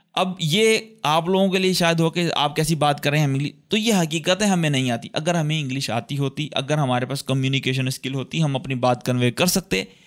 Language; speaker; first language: Urdu; native; Urdu